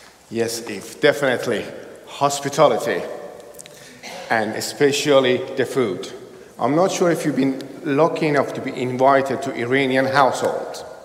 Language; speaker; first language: English; non-native, fluent; Persian